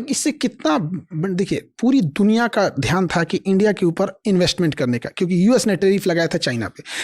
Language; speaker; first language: Hindi; native; Hindi